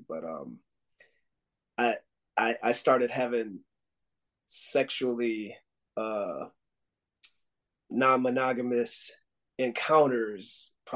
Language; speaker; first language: English; native; English